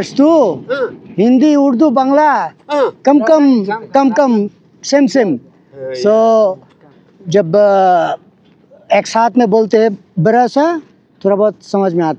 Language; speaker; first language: Hindi; non-native, learner; Bangla